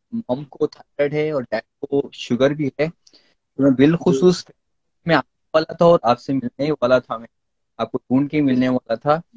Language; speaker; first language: Hindi; non-native, local second language; Urdu